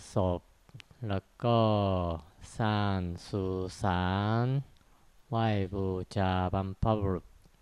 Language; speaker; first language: Thai; non-native, fluent; Japanese